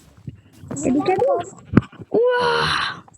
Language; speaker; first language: French; native; French